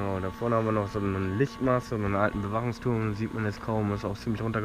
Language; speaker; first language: German; native; German